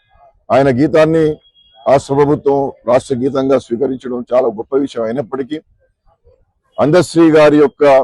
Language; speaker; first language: Telugu; native; Telugu